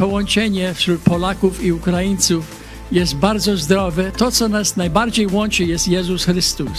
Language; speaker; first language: Polish; non-native, learner; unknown